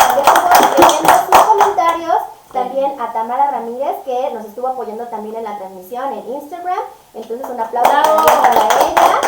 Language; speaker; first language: Spanish; native; Spanish